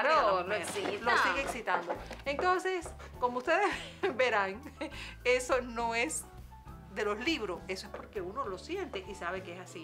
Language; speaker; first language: Spanish; native; Spanish